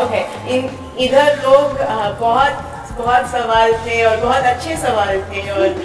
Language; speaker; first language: Hindi; early bilingual, heritage; English